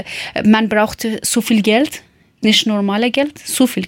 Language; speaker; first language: German; non-native, learner; Persian